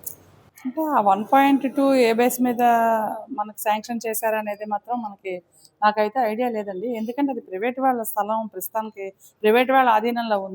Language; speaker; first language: Telugu; native; Telugu